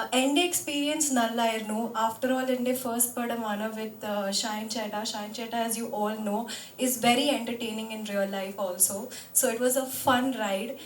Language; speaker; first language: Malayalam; non-native, local second language; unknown